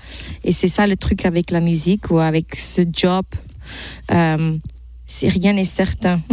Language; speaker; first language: French; non-native, local second language; German